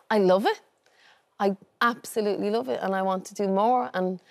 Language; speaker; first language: English; native; English